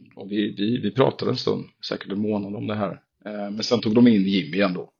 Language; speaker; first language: Swedish; native; Swedish